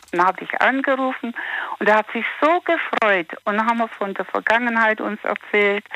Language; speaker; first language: German; native; German